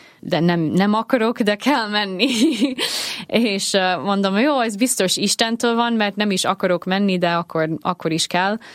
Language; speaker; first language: Hungarian; non-native, fluent; English